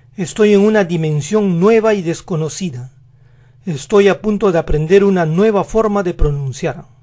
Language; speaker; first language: Spanish; native; Spanish